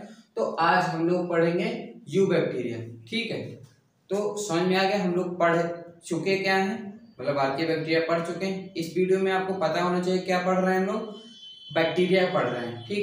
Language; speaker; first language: Hindi; native; Hindi